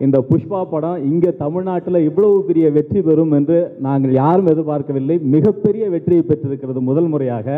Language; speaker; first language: Tamil; native; Tamil